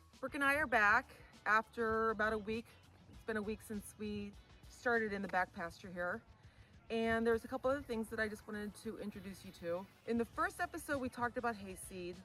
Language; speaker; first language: English; native; English